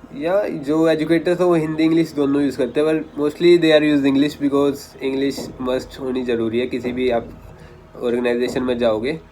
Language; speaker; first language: Hindi; native; Hindi